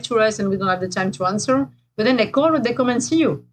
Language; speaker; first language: English; non-native, fluent; French